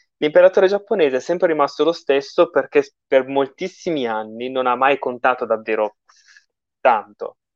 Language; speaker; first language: Italian; native; Italian